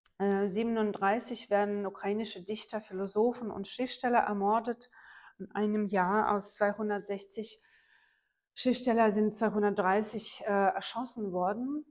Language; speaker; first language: German; non-native, fluent; Ukrainian